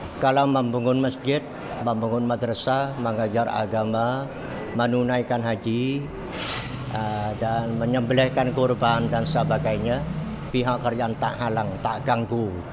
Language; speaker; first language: Indonesian; non-native, fluent; Western Cham